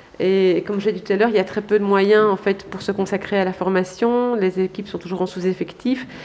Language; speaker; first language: French; native; French